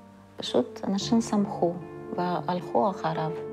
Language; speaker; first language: Hebrew; non-native, fluent; Russian